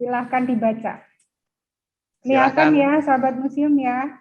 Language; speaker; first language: Indonesian; native; Indonesian